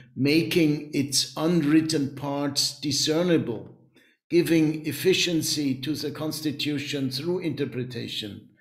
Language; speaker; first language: English; non-native, fluent; German